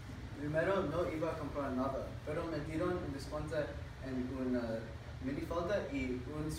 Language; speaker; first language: Spanish; non-native, learner; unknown